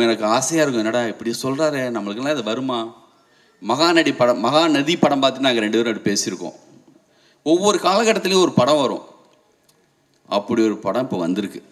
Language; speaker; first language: Tamil; native; Tamil